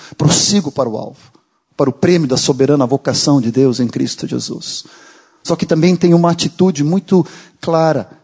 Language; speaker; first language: Portuguese; non-native, fluent; Swedish